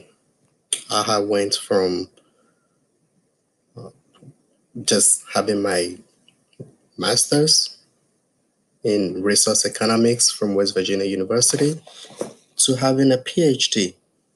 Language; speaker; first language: English; non-native, local second language; Yoruba